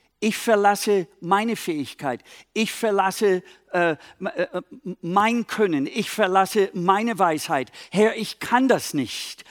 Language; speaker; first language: German; non-native, fluent; English